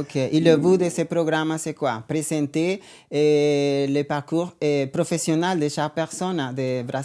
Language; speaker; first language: French; non-native, learner; Spanish